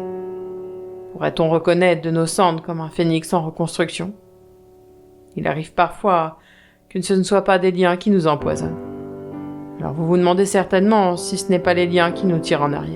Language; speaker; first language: French; native; French